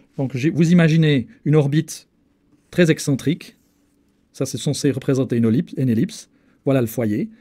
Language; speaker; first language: French; native; French